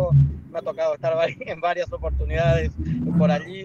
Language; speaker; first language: Spanish; native; Spanish